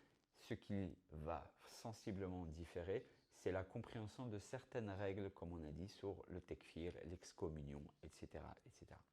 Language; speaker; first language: French; native; French